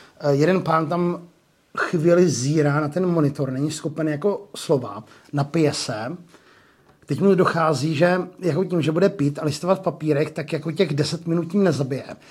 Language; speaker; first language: Czech; native; Czech